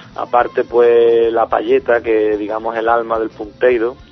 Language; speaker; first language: Spanish; native; Spanish